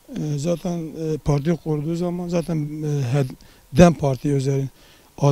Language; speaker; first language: Turkish; non-native, local second language; Kurdish